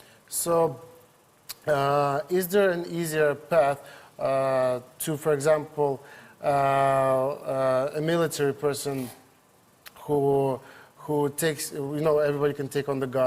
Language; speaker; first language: English; non-native, fluent; Ukrainian